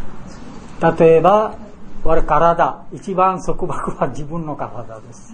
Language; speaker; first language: Japanese; non-native, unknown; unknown